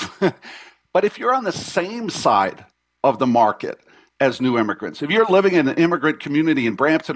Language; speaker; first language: English; native; English